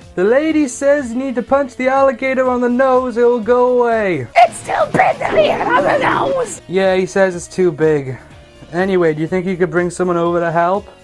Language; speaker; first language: English; native; English